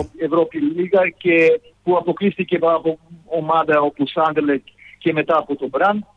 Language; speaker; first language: Greek; non-native, fluent; Serbian